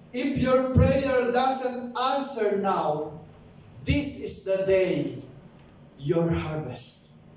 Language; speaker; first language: English; non-native, local second language; Filipino